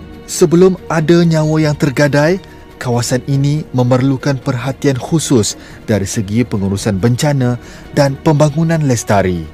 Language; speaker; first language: Malay; native; Malay